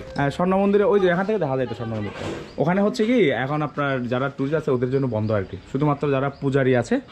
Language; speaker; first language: Bangla; native; Bangla